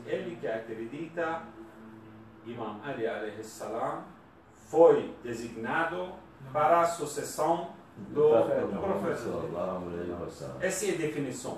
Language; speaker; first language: Portuguese; non-native, learner; Persian